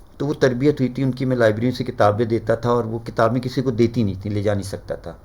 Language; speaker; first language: Urdu; native; Urdu